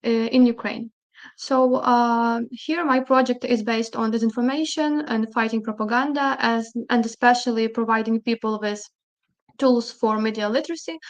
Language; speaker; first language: English; non-native, fluent; Ukrainian